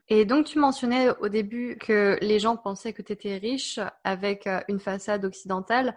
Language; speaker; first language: French; native; French